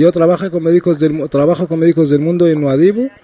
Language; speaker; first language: Spanish; non-native, learner; Arabic